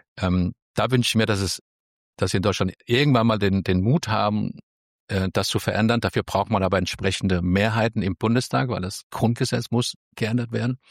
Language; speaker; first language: German; early bilingual, other home language; Spanish